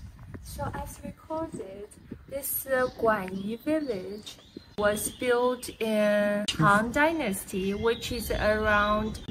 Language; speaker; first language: English; non-native, fluent; Chinese